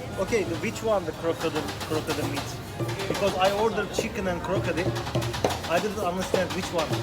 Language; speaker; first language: English; non-native, learner; Turkish